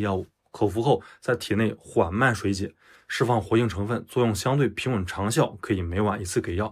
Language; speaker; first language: Chinese; native; Chinese